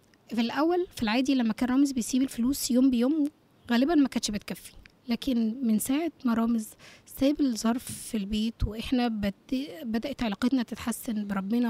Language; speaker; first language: Arabic; native; Arabic